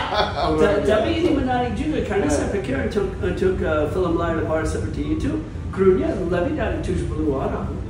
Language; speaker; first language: Indonesian; non-native, fluent; English